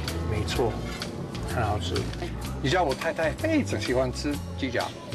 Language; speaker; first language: Chinese; non-native, learner; English